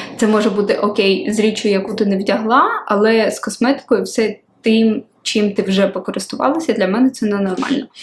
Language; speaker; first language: Ukrainian; non-native, local second language; Russian